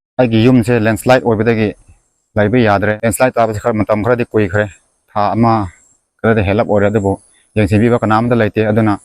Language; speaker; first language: Manipuri; non-native, local second language; Rongmei Naga